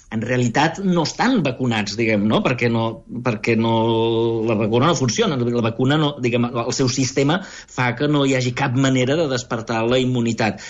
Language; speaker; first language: Catalan; native; Catalan